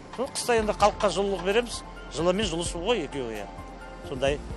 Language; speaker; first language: Kazakh; native; Kazakh